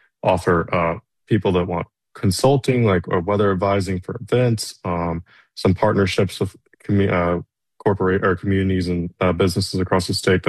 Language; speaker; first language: English; native; English